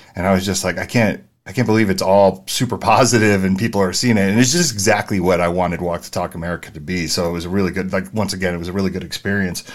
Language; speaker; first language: English; native; English